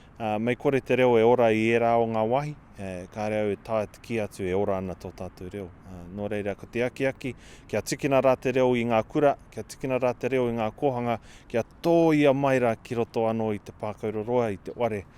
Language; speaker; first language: Māori; native; Māori